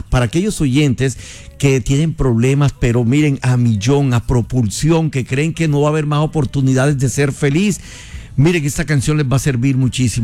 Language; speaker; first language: Spanish; native; Spanish